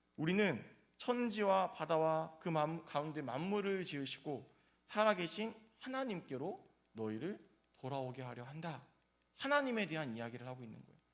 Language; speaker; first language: Korean; native; Korean